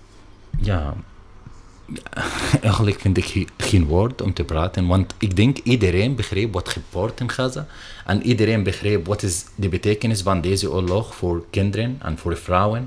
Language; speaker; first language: Dutch; non-native, learner; Arabic